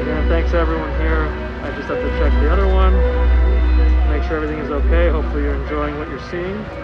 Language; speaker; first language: English; early bilingual, other home language; Russian